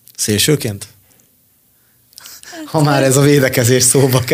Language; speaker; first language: Hungarian; native; Hungarian